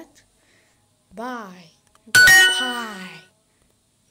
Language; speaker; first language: English; non-native, fluent; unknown